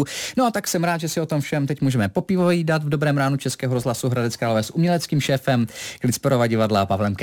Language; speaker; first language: Czech; native; Czech